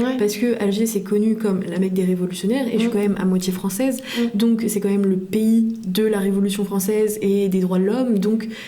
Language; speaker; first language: French; native; French